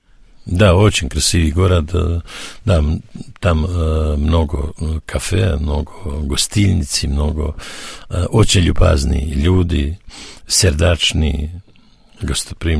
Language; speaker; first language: Russian; non-native, learner; Serbian